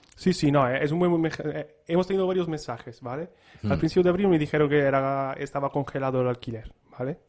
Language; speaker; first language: Spanish; non-native, fluent; Italian